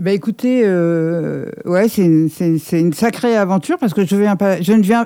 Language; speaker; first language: French; native; French